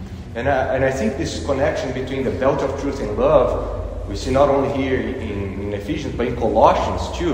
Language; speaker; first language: English; non-native, fluent; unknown